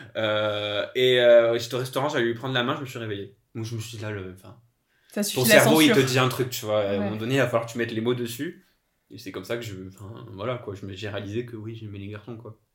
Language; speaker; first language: French; native; French